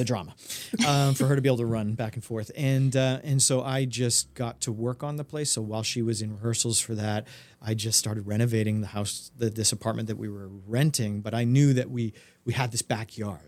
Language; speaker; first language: English; native; English